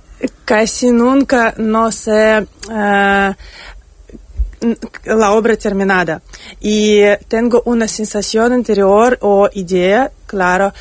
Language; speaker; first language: Spanish; non-native, fluent; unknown